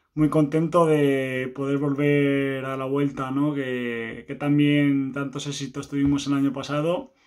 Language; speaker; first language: Spanish; native; Spanish